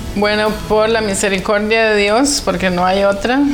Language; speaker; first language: Spanish; native; Spanish